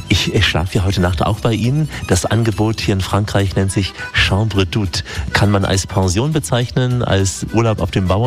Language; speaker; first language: German; native; German